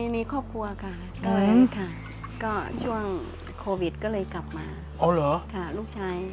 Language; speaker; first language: Thai; native; Thai